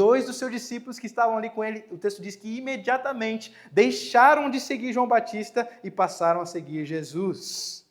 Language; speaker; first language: Portuguese; native; Portuguese